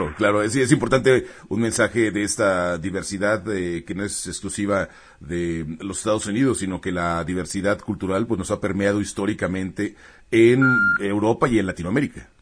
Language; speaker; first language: Spanish; native; Spanish